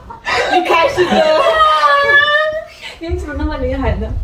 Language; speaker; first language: Chinese; non-native, fluent; Mongolian